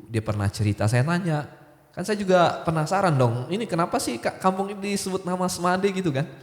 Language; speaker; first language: Indonesian; non-native, local second language; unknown